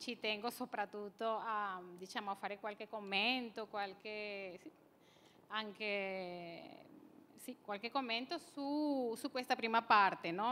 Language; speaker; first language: Italian; non-native, fluent; Spanish